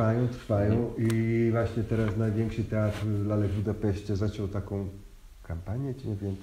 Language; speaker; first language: Polish; non-native, fluent; Hungarian